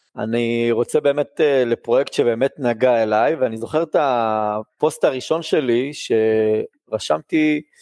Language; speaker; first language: Hebrew; native; Hebrew